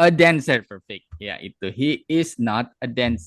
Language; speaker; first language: English; non-native, fluent; Indonesian